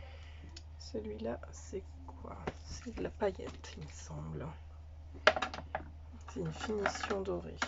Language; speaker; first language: French; native; French